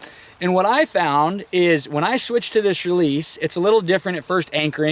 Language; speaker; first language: English; native; English